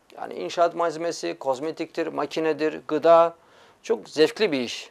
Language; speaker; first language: Turkish; early bilingual, heritage; Turkish